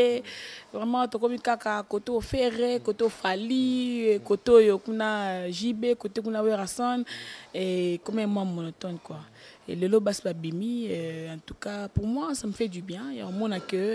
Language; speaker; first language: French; non-native, local second language; Lingala